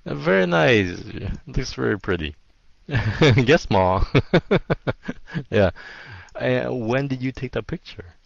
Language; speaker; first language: English; non-native, fluent; Vietnamese